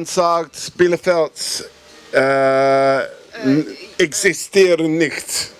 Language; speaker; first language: German; non-native, learner; English